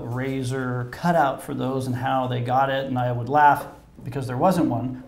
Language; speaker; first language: English; native; English